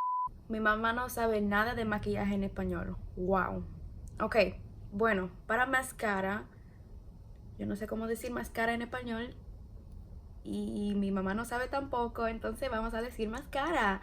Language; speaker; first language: Spanish; early bilingual, heritage; English